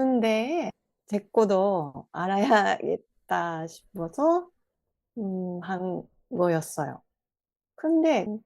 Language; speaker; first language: Korean; non-native, fluent; Japanese